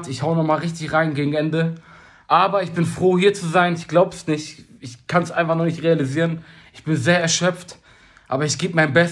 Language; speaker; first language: German; early bilingual, other home language; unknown